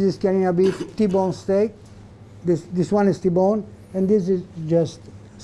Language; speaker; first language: English; non-native, learner; Italian